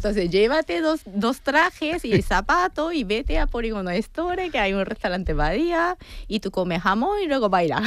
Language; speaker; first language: Spanish; non-native, fluent; Japanese